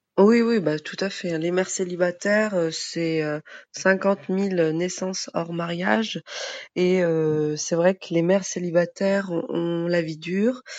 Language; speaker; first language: French; early bilingual, other home language; Arabic